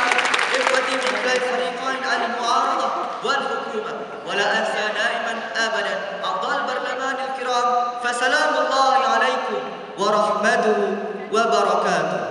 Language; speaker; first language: Arabic; non-native, learner; Malay